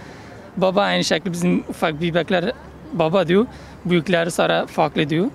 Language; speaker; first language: Turkish; non-native, learner; Uzbek